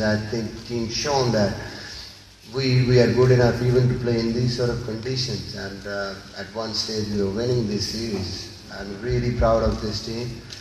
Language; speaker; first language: English; non-native, local second language; Urdu